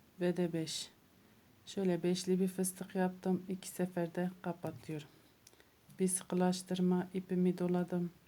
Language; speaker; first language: Turkish; native; Turkish